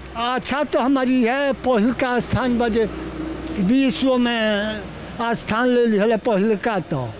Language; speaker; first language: Bhojpuri; native; Bhojpuri